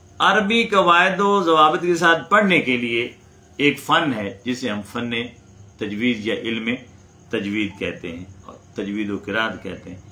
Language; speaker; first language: Urdu; non-native, local second language; Punjabi